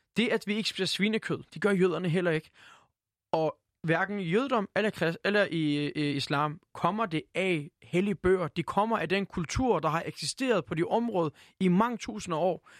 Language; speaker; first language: Danish; early bilingual, other home language; Turkish